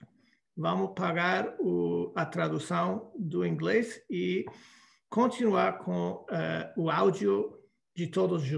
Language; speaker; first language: Portuguese; non-native, fluent; English